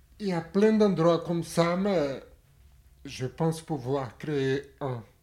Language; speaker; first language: French; non-native, fluent; Portuguese